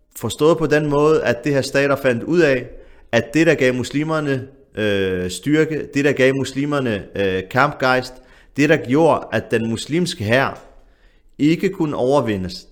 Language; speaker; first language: Danish; early bilingual, other home language; Arabic